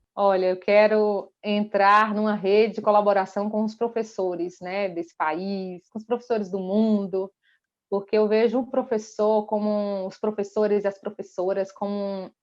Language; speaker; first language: Portuguese; native; Portuguese